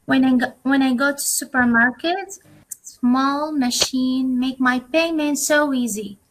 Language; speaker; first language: English; non-native, learner; Arabic